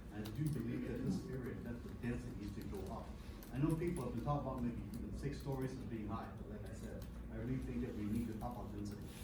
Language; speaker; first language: English; non-native, local second language; Cantonese